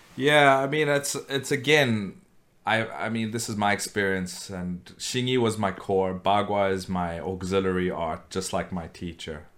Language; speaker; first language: English; native; English